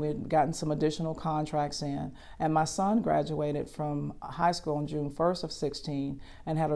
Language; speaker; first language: English; native; English